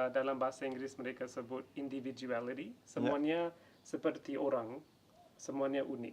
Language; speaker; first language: Indonesian; non-native, fluent; English